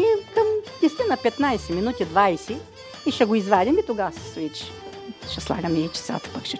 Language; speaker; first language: Bulgarian; native; Bulgarian